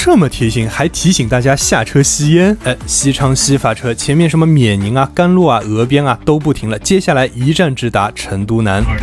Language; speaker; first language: Chinese; native; Chinese